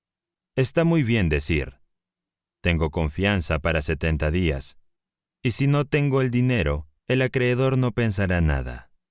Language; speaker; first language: Spanish; native; Spanish